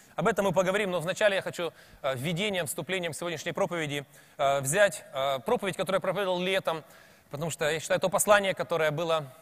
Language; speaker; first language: Russian; native; Russian